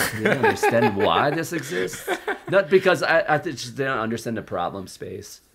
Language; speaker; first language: English; native; English